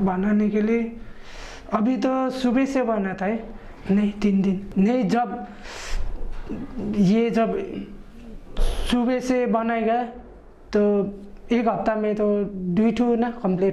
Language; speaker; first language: Hindi; non-native, local second language; Khasi